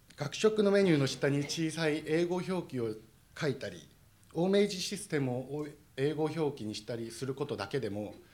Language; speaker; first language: Japanese; non-native, fluent; Korean